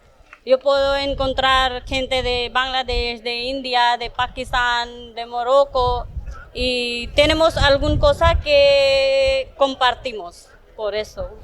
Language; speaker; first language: Spanish; non-native, learner; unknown